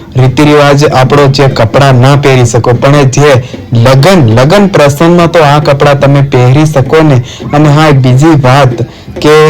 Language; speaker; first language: Gujarati; non-native, local second language; Bhili